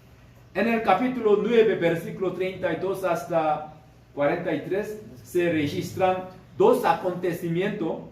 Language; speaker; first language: Spanish; non-native, learner; Korean